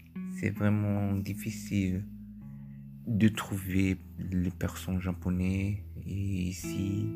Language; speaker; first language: French; non-native, learner; German